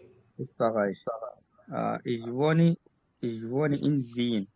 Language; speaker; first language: German; non-native, learner; Arabic